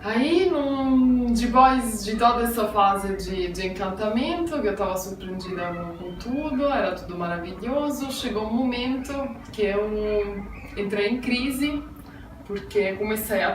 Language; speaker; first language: Portuguese; non-native, fluent; Italian